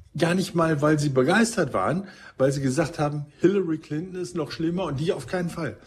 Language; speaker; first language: German; native; German